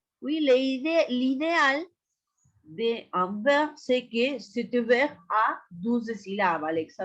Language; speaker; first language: French; non-native, fluent; Spanish